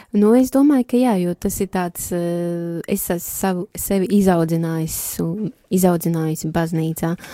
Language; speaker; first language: Latvian; native; Latvian